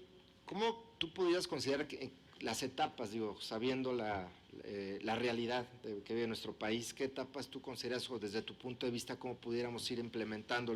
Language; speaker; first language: Spanish; native; Spanish